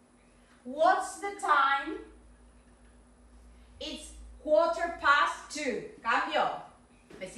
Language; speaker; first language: English; non-native, fluent; Spanish